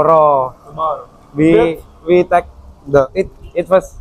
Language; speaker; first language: English; non-native, learner; Javanese